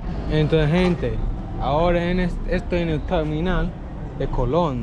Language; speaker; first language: Spanish; non-native, learner; English